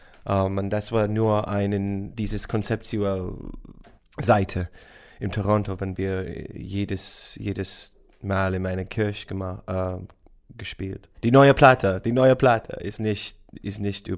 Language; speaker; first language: German; non-native, learner; English